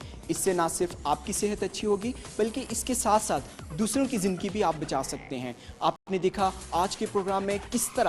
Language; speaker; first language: Urdu; native; Urdu